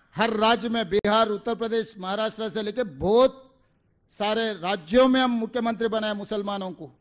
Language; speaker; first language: Hindi; non-native, local second language; Telugu